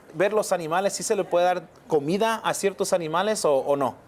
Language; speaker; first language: Spanish; native; Spanish